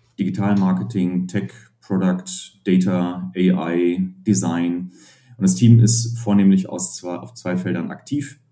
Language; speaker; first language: German; native; German